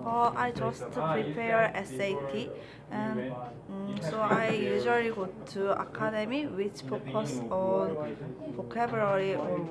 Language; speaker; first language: English; non-native, learner; Korean